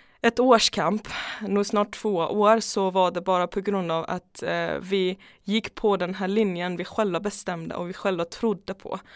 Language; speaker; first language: Swedish; non-native, fluent; Persian